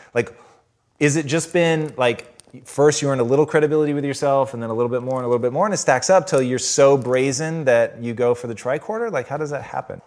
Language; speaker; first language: English; native; English